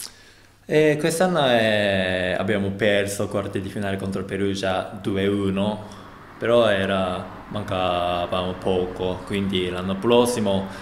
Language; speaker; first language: Italian; non-native, learner; Japanese